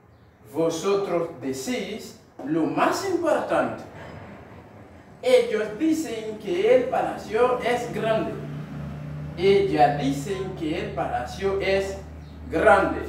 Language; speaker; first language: Spanish; non-native, fluent; Haitian Creole